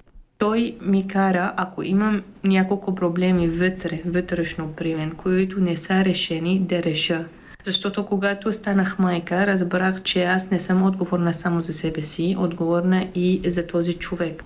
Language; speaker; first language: Bulgarian; non-native, fluent; Arabic